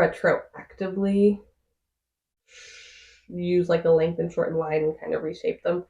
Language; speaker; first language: English; native; English